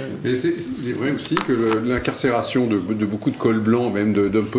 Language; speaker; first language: French; native; French